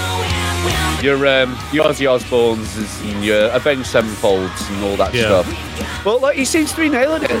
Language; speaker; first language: English; native; English